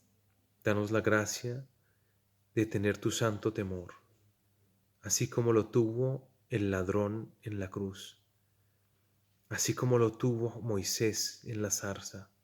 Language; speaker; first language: Spanish; native; Spanish